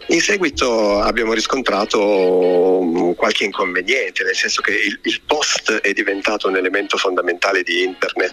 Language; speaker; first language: Italian; native; Italian